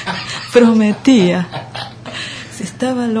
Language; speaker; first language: Spanish; non-native, learner; Japanese